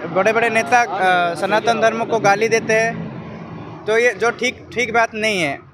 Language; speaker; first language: Hindi; non-native, local second language; Odia